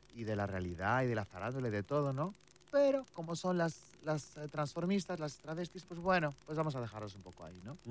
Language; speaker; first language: Spanish; native; Spanish